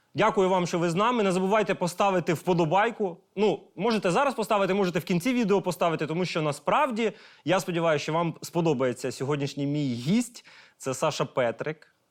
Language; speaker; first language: Ukrainian; non-native, local second language; Russian